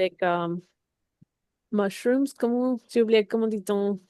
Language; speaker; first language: French; non-native, learner; Spanish